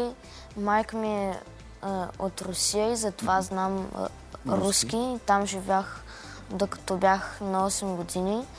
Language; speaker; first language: Bulgarian; early bilingual, heritage; Russian